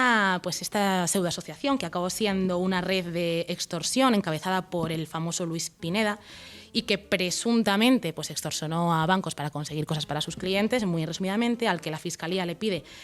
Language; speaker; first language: Spanish; native; Spanish